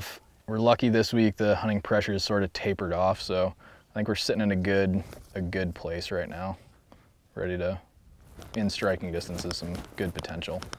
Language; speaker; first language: English; native; English